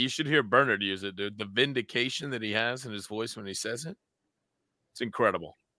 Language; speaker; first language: English; early bilingual, other home language; Spanish